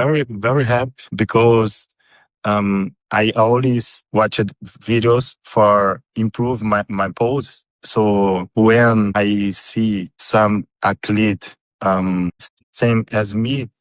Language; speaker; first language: English; non-native, learner; Portuguese